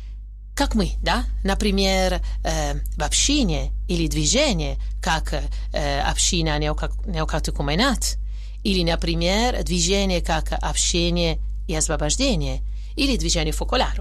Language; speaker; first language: Russian; non-native, fluent; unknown